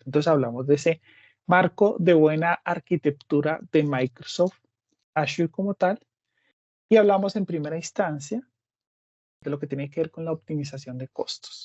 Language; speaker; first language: Spanish; native; Spanish